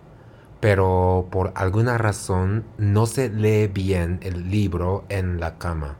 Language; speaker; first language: Spanish; non-native, fluent; Japanese